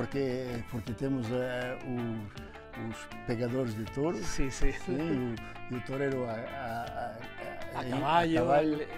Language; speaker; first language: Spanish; non-native, learner; Portuguese